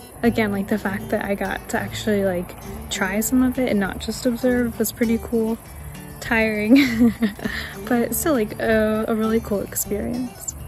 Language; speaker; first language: English; native; English